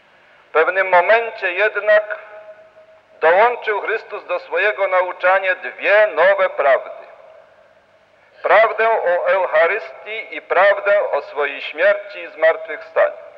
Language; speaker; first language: Polish; native; Polish